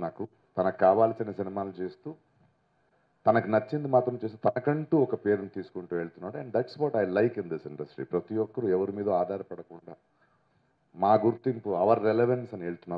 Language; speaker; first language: Telugu; native; Telugu